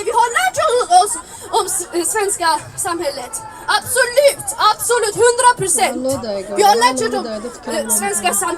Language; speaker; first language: Swedish; early bilingual, other home language; Somali